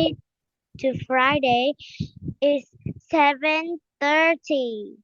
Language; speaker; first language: English; non-native, learner; Vietnamese